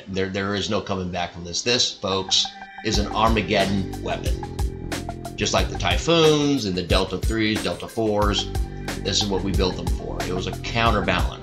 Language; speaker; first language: English; native; English